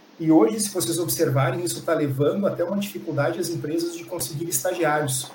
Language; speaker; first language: Portuguese; native; Portuguese